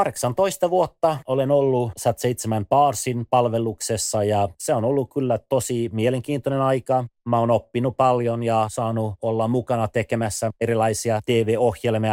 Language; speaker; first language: Finnish; early bilingual, other home language; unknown